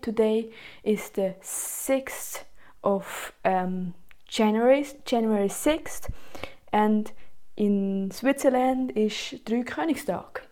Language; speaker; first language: English; non-native, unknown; German